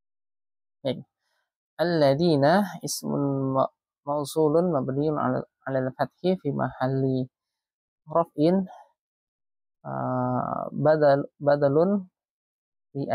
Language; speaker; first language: Arabic; non-native, fluent; Indonesian